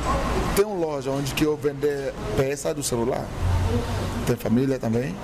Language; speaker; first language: Portuguese; non-native, learner; Igbo